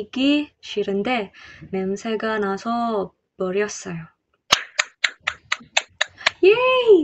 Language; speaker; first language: Korean; non-native, learner; English